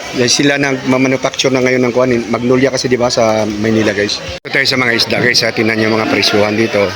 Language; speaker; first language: Filipino; non-native, local second language; Cebuano